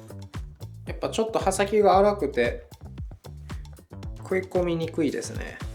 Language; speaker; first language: Japanese; native; Japanese